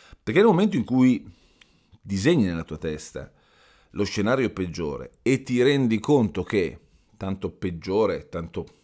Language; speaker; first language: Italian; native; Italian